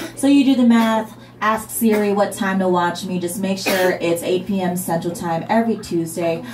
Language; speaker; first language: English; native; English